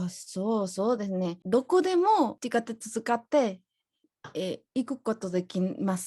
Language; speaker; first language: Japanese; non-native, learner; Spanish